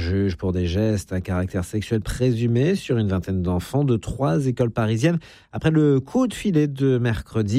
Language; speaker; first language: French; native; French